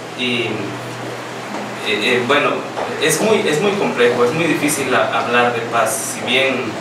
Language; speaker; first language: Spanish; native; Spanish